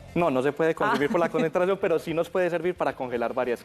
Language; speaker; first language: Spanish; native; Spanish